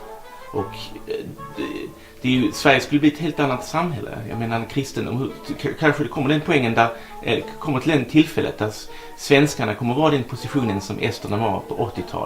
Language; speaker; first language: Swedish; native; Swedish